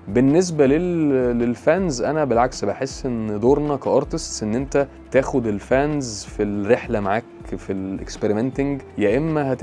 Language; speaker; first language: Arabic; native; Arabic